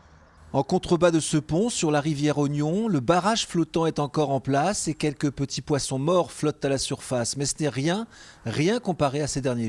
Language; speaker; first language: French; native; French